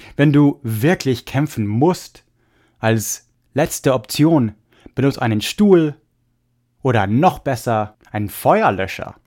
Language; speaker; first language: German; native; German